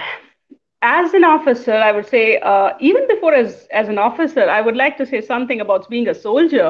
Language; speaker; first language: English; non-native, local second language; Hindi